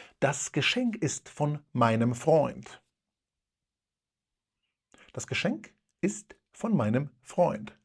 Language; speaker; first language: German; non-native, fluent; Polish